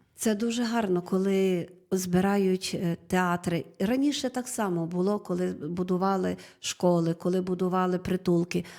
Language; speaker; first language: Ukrainian; native; Ukrainian